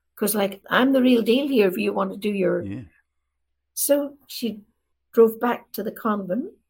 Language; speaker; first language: English; native; English